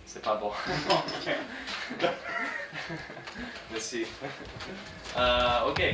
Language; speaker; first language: French; non-native, learner; English